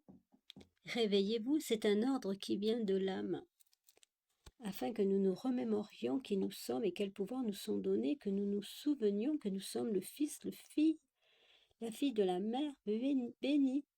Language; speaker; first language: French; native; French